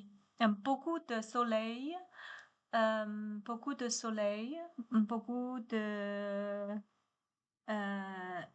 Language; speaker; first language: French; non-native, learner; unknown